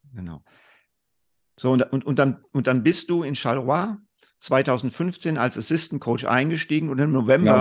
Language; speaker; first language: German; native; German